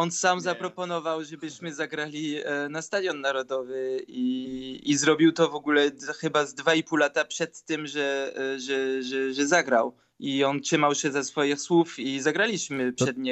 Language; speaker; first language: Polish; early bilingual, heritage; Polish